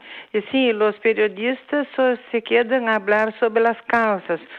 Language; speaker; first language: Spanish; non-native, fluent; Portuguese